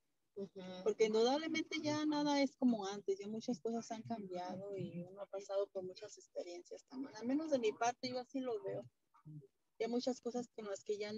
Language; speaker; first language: Spanish; native; Spanish